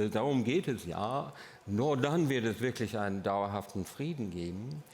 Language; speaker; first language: German; non-native, fluent; English